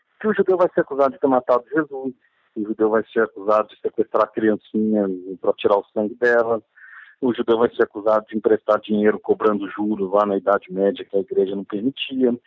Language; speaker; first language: Portuguese; native; Portuguese